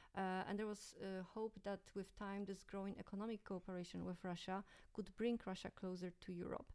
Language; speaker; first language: English; non-native, fluent; Polish